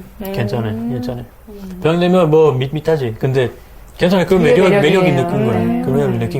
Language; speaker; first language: Korean; non-native, fluent; French